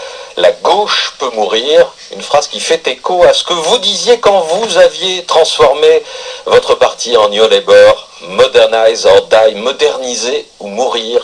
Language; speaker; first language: French; native; French